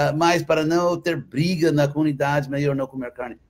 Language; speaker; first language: Portuguese; non-native, fluent; English